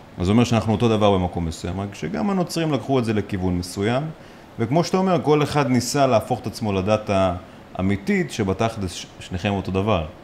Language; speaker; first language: Hebrew; non-native, local second language; Arabic